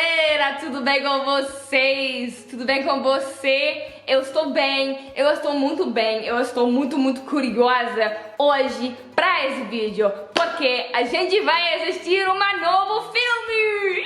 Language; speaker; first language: Portuguese; non-native, learner; Dutch